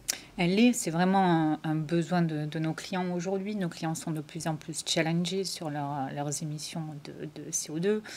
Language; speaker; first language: French; native; French